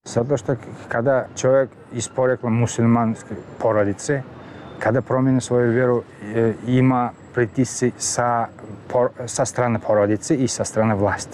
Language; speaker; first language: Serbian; non-native, fluent; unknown